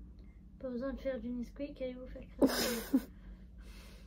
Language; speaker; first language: French; native; French